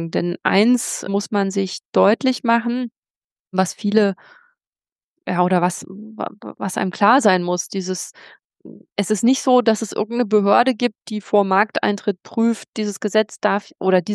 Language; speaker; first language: German; native; German